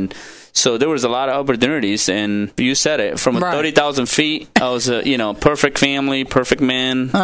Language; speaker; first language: English; non-native, fluent; Spanish